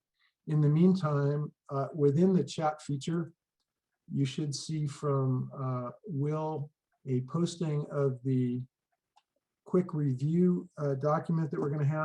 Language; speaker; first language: English; native; English